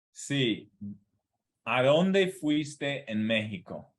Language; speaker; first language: Spanish; non-native, fluent; English